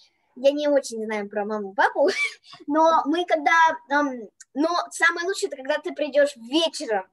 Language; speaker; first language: Russian; early bilingual, heritage; Russian